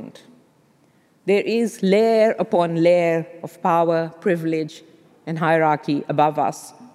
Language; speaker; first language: English; non-native, local second language; Urdu